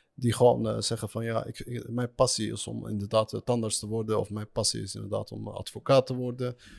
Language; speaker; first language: Dutch; early bilingual, other home language; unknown